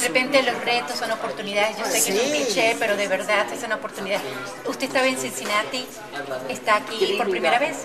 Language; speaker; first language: Spanish; native; Spanish